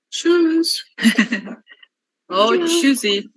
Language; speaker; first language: German; non-native, learner; Spanish